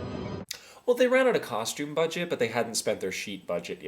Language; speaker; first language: English; native; English